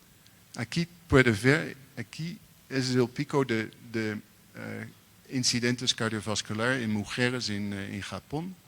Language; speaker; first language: Spanish; non-native, learner; Dutch